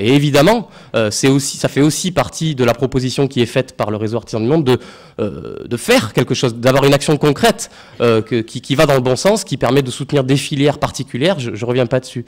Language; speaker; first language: French; native; French